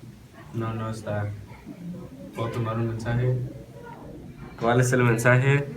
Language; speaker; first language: Spanish; non-native, learner; English